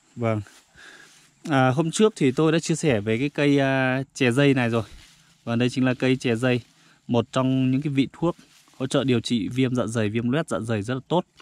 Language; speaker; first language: Vietnamese; non-native, local second language; Iu Mien